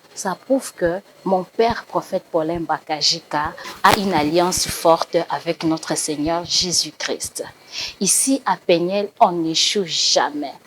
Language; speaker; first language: French; non-native, local second language; Lingala